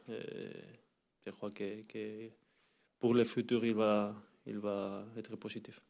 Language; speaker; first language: French; non-native, learner; Spanish